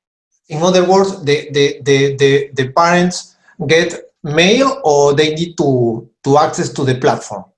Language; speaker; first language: English; non-native, learner; Spanish